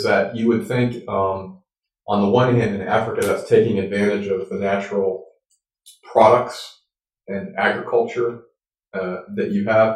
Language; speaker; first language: English; native; English